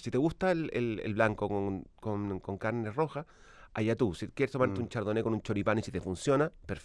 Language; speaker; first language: Spanish; native; Spanish